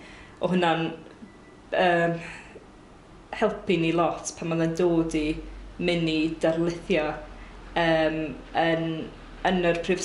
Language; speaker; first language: Welsh; native; Welsh